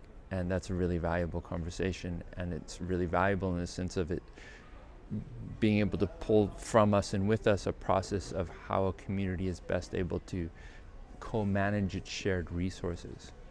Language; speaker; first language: English; native; English